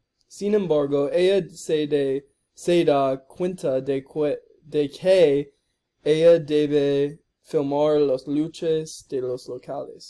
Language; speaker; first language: Spanish; non-native, learner; English